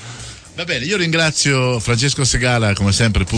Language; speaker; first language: Italian; native; Italian